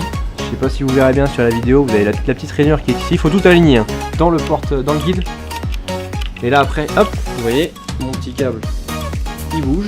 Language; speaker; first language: French; native; French